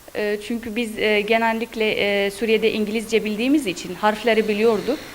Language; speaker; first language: Turkish; non-native, fluent; Arabic